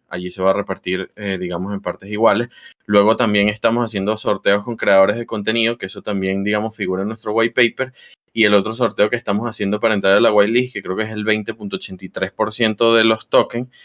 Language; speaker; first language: Spanish; native; Spanish